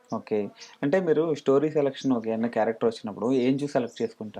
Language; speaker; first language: Telugu; native; Telugu